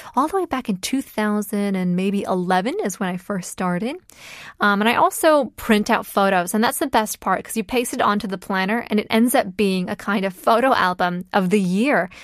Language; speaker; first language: English; early bilingual, other home language; Korean